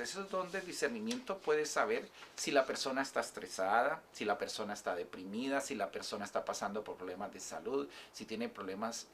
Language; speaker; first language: Spanish; native; Spanish